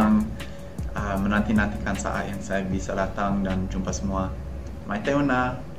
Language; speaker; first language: Indonesian; non-native, fluent; English